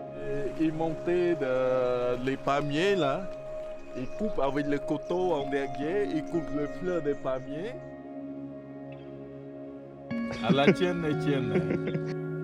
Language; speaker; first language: French; non-native, learner; Khmer